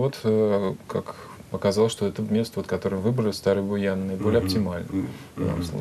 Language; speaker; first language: Russian; native; Russian